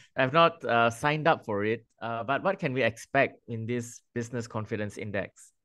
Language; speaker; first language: English; non-native, local second language; Chinese